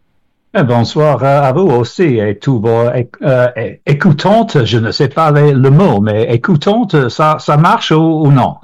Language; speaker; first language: French; non-native, learner; English